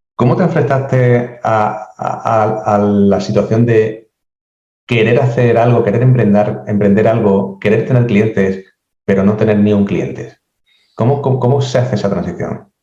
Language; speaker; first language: Spanish; native; Spanish